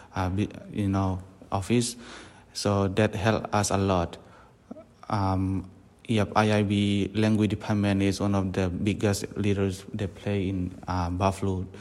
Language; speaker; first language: English; non-native, fluent; Burmese